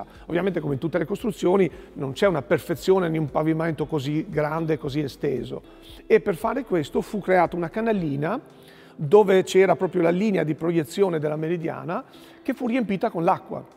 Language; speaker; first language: Italian; native; Italian